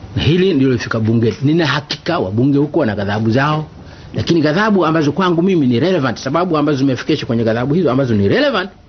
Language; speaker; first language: Swahili; non-native, local second language; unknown